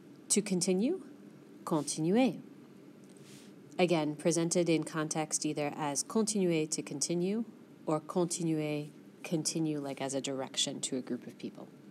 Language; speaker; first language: English; native; English